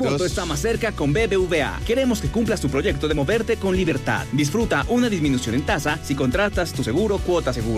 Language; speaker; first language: Spanish; native; Spanish